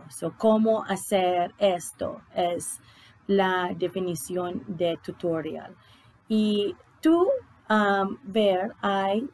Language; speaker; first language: Spanish; non-native, learner; English